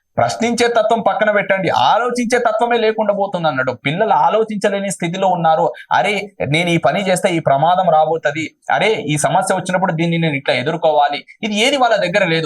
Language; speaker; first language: Telugu; non-native, local second language; Urdu